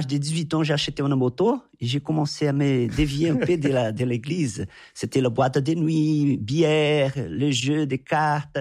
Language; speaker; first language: French; non-native, fluent; Portuguese